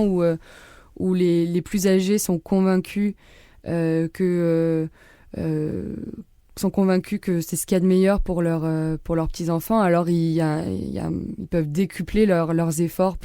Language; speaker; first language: French; native; French